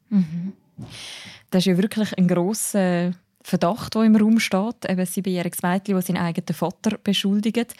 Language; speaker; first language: German; native; German